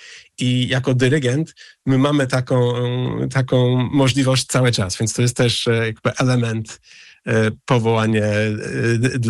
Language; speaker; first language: Polish; early bilingual, heritage; English